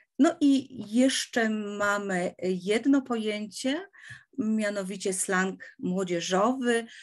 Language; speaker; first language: Polish; native; Polish